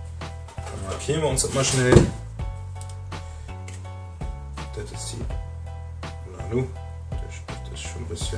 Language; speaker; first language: German; native; German